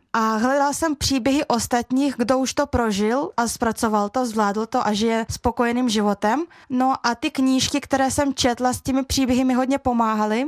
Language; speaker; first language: Czech; early bilingual, other home language; Russian